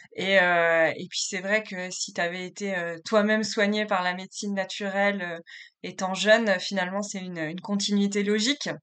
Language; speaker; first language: French; native; French